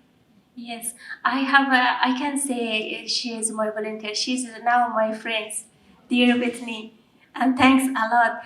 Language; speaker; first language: English; non-native, learner; Persian